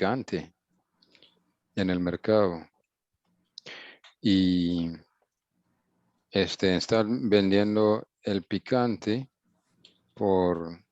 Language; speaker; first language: Spanish; non-native, fluent; English